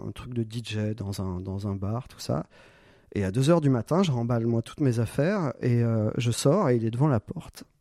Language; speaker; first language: French; native; French